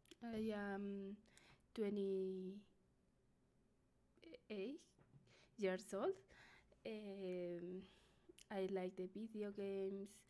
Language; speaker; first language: English; non-native, learner; Spanish